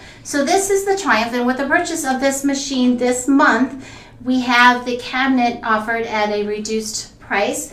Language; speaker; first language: English; native; English